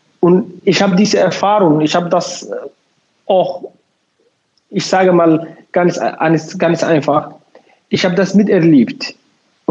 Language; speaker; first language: German; non-native, learner; Somali